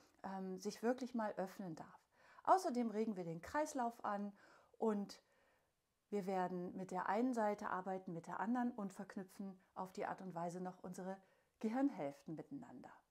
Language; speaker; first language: German; native; German